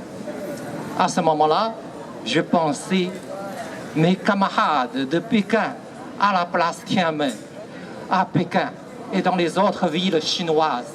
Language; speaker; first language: French; non-native, fluent; Chinese